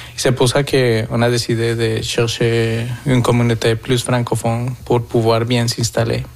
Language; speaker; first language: French; non-native, fluent; Spanish